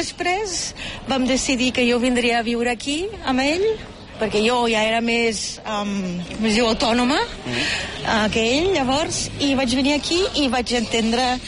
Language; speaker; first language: Catalan; non-native, fluent; Portuguese